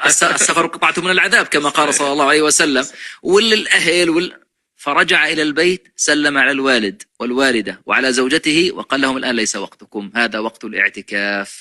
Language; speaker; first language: Arabic; native; Arabic